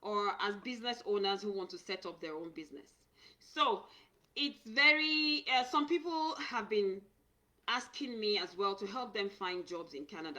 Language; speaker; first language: English; non-native, local second language; Yoruba